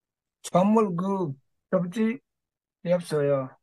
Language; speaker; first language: Korean; non-native, learner; Burmese